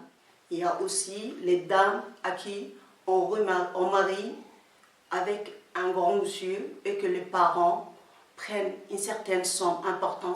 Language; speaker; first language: French; non-native, local second language; Somali